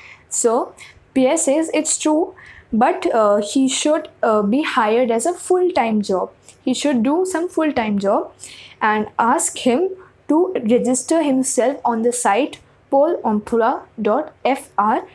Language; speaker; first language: English; non-native, local second language; Hindi